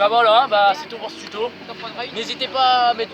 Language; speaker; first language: French; native; French